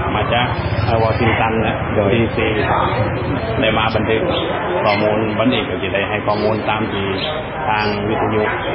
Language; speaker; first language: Thai; non-native, local second language; Lao